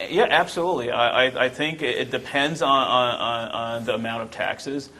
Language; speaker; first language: English; non-native, local second language; Yoruba